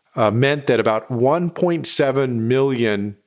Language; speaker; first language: English; native; English